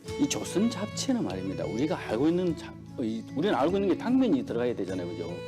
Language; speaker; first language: Korean; native; Korean